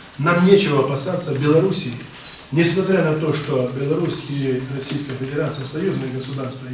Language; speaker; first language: Russian; non-native, local second language; Ukrainian